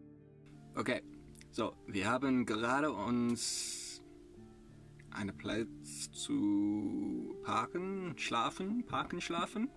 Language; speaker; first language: German; non-native, learner; English